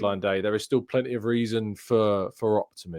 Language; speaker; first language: English; native; English